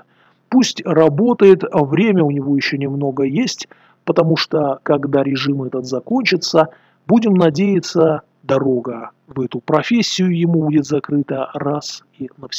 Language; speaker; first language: Russian; native; Russian